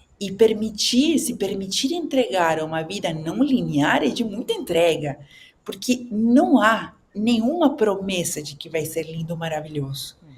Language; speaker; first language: Portuguese; non-native, fluent; Spanish